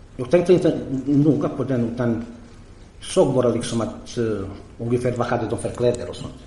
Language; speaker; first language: Swedish; non-native, fluent; Croatian